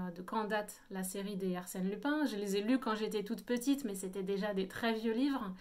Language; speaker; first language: French; native; French